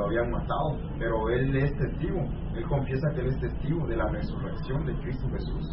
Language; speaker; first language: Spanish; native; Spanish